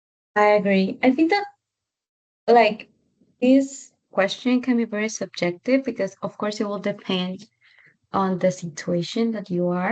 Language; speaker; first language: English; non-native, fluent; Spanish